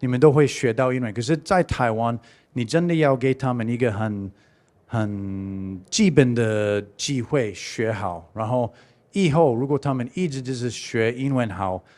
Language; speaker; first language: Chinese; non-native, fluent; English